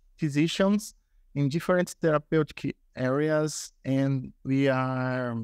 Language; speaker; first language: English; non-native, learner; Portuguese